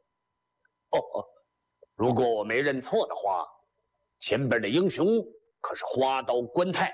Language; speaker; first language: Chinese; native; Chinese